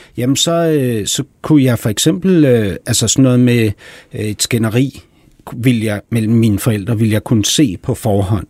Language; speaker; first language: Danish; early bilingual, heritage; Danish